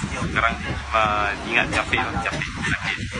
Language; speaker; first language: Indonesian; non-native, learner; Thai